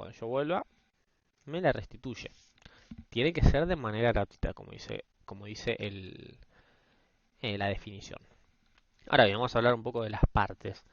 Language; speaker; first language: Spanish; native; Spanish